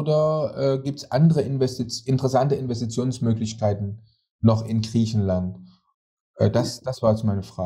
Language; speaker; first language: German; native; German